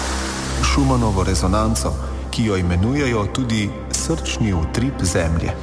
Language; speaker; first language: Slovenian; native; Slovenian